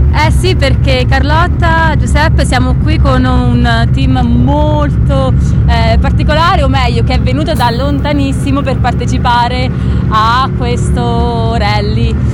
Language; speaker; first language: Italian; native; Italian